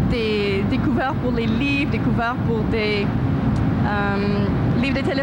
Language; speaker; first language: French; non-native, local second language; English